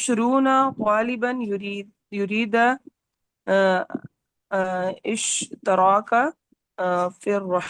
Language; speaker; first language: Arabic; non-native, learner; Urdu